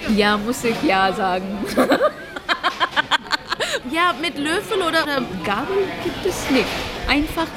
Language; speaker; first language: German; non-native, learner; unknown